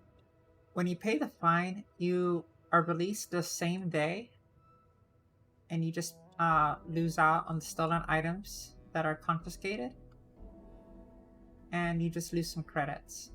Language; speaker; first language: English; native; English